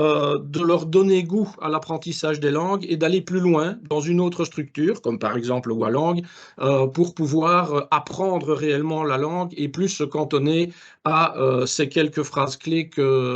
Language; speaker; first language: French; native; French